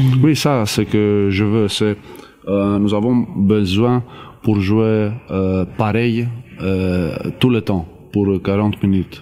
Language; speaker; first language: French; non-native, learner; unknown